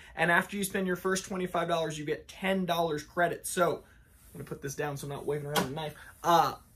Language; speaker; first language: English; native; English